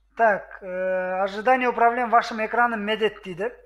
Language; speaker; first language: Russian; non-native, local second language; Kazakh